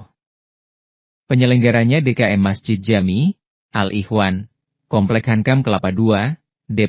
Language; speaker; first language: Indonesian; native; Indonesian